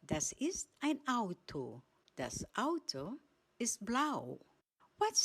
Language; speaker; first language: German; non-native, fluent; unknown